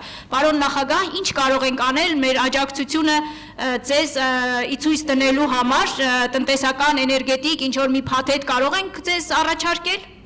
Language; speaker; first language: Armenian; native; Armenian